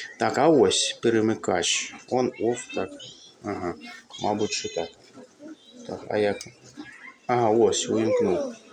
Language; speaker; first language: Ukrainian; non-native, local second language; Russian